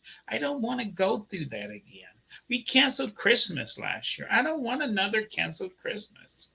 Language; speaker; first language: English; native; English